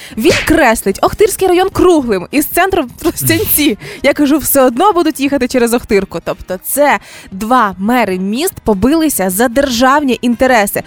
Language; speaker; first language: Ukrainian; native; Ukrainian